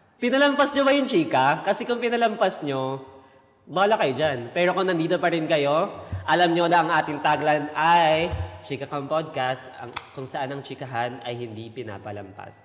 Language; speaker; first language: Filipino; native; Filipino